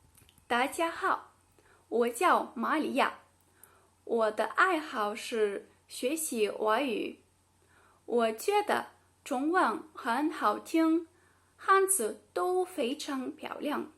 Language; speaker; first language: Chinese; non-native, learner; Greek